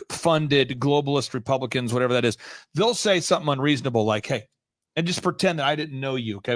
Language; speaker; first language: English; native; English